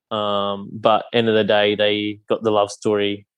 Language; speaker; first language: English; native; English